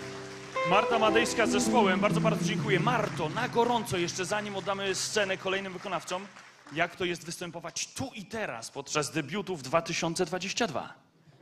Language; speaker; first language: Polish; native; Polish